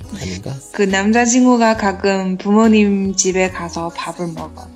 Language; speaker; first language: Korean; non-native, learner; Chinese